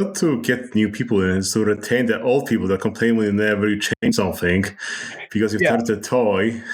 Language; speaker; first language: English; non-native, fluent; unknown